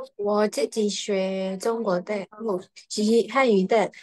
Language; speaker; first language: Chinese; non-native, learner; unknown